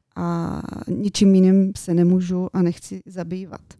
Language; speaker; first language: Czech; non-native, fluent; Bulgarian